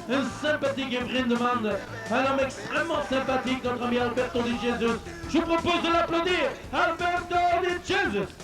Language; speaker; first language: French; native; French